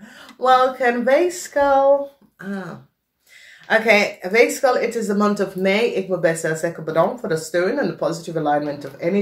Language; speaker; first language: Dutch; non-native, fluent; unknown